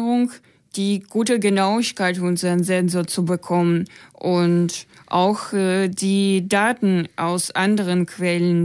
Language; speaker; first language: German; non-native, fluent; Ukrainian